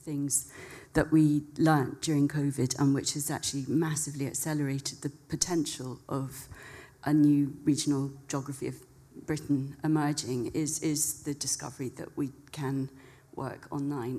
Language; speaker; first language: English; native; English